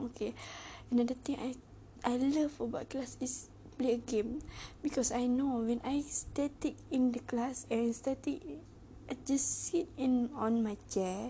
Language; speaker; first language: English; non-native, learner; Malay